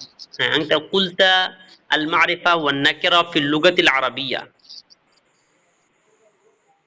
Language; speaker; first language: Arabic; non-native, fluent; Bangla